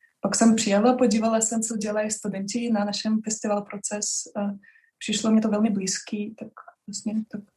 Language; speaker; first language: Czech; non-native, fluent; Russian